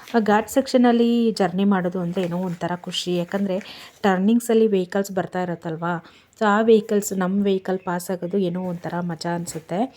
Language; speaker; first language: Kannada; native; Kannada